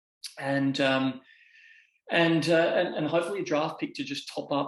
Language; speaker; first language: English; native; English